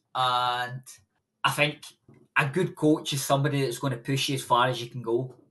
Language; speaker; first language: English; native; English